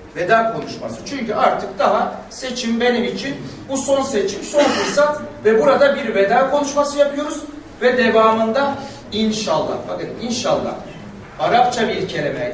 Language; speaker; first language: Turkish; non-native, local second language; Kurdish